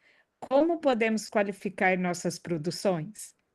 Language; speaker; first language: Portuguese; native; Portuguese